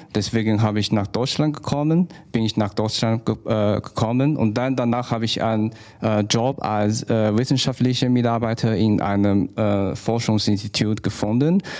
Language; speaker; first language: German; non-native, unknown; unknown